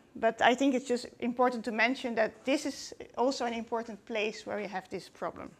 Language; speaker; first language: English; non-native, fluent; Dutch